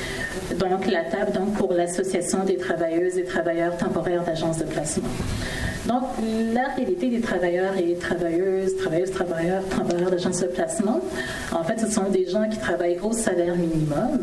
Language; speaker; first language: French; native; French